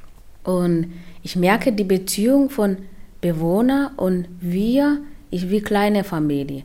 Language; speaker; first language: German; non-native, learner; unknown